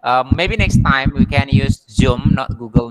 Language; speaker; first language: English; non-native, learner; Indonesian